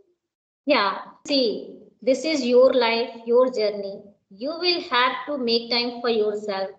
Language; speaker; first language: English; non-native, local second language; Hindi